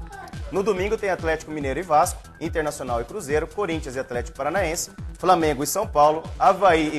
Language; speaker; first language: Portuguese; native; Portuguese